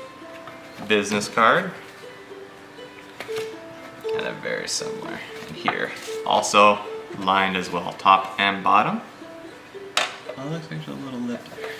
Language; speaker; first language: English; native; English